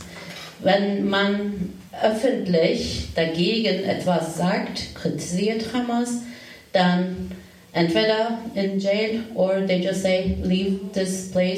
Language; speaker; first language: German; non-native, learner; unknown